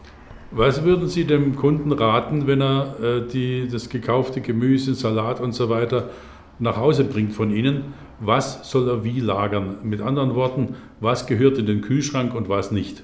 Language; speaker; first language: German; native; German